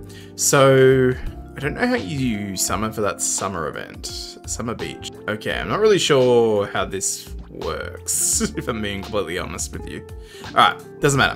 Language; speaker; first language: English; native; English